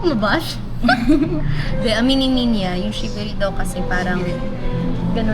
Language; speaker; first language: Filipino; native; Filipino